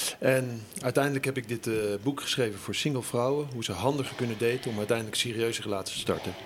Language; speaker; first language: Dutch; native; Dutch